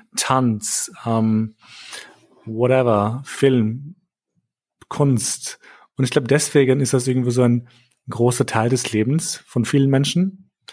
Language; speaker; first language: German; early bilingual, other home language; Albanian